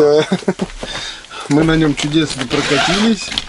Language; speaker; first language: Russian; native; Russian